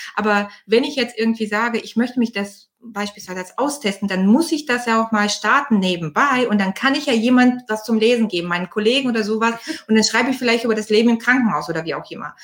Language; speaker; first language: German; non-native, fluent; Bulgarian